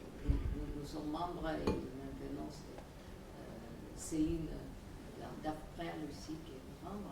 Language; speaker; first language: French; non-native, fluent; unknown